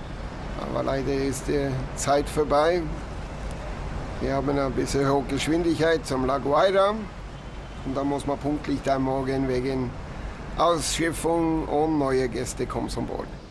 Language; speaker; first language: German; non-native, learner; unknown